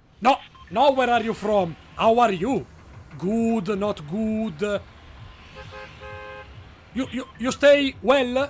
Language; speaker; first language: English; non-native, learner; Italian